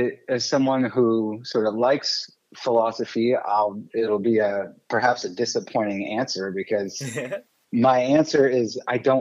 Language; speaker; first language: English; early bilingual, other home language; French